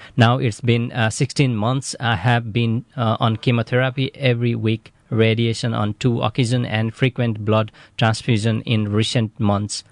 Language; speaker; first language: English; non-native, fluent; Nepali